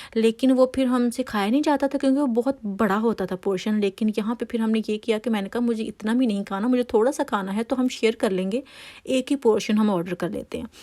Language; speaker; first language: Urdu; native; Urdu